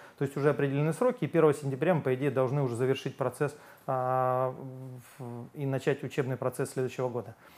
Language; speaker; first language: Russian; native; Russian